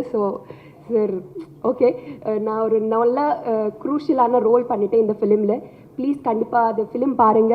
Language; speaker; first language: Tamil; non-native, learner; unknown